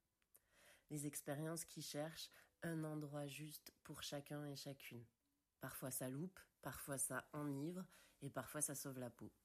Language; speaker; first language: French; native; French